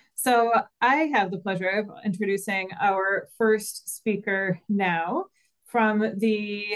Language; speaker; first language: English; native; English